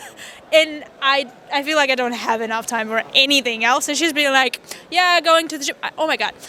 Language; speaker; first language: English; non-native, fluent; Armenian